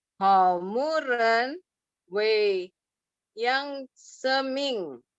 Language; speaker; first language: Chinese; non-native, learner; Indonesian